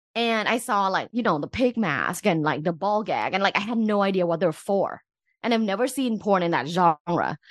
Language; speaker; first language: English; early bilingual, other home language; Thai